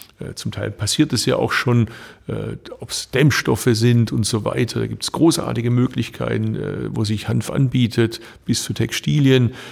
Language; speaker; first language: German; early bilingual, other home language; Turkish